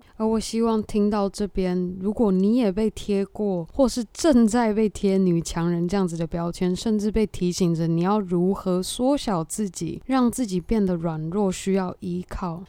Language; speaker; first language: Chinese; native; Chinese